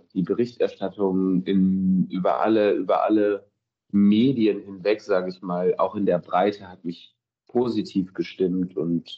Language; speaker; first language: German; native; German